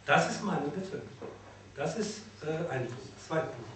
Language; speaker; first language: German; non-native, learner; Russian